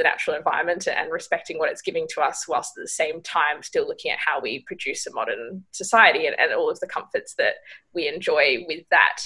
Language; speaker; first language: English; native; English